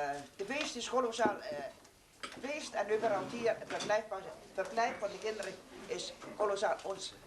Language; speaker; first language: Dutch; non-native, learner; Estonian